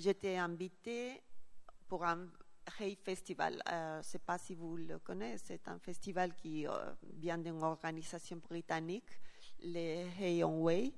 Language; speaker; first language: French; non-native, learner; Spanish